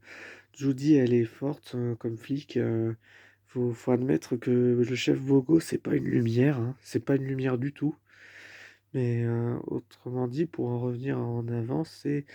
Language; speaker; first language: French; native; French